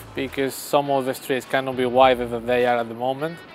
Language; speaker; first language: English; non-native, fluent; Spanish